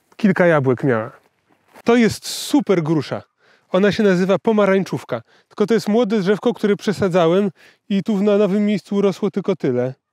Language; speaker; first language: Polish; native; Polish